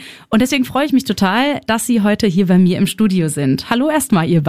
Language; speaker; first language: German; native; German